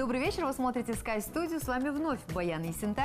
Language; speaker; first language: Russian; native; Russian